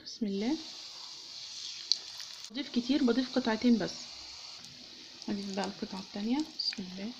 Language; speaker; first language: Arabic; native; Arabic